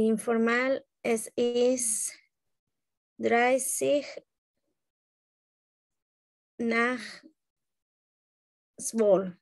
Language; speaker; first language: German; non-native, learner; Spanish